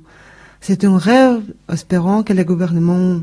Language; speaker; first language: French; non-native, learner; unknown